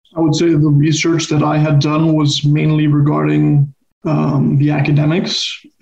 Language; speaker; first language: English; non-native, fluent; Spanish